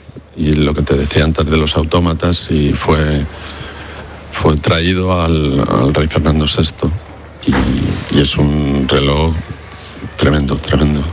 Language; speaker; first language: Spanish; native; Spanish